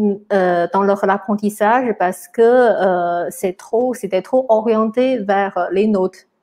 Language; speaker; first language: French; non-native, fluent; Chinese